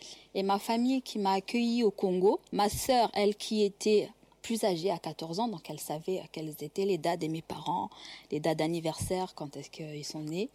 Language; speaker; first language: French; non-native, local second language; Kinyarwanda